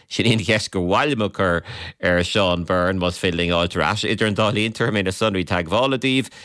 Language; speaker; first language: Irish; native; Irish